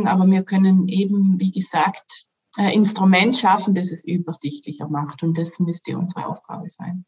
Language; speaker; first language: German; native; German